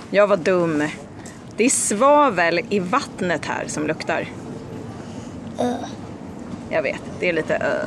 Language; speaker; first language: Swedish; native; Swedish